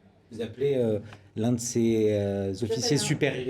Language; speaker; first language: French; native; French